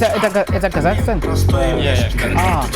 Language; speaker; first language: Russian; non-native, learner; English